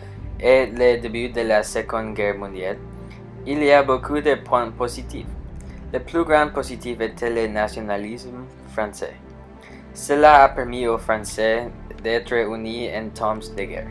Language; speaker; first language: French; non-native, learner; English